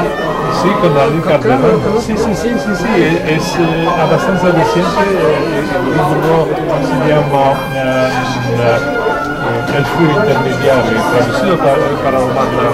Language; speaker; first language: Spanish; non-native, learner; Romanian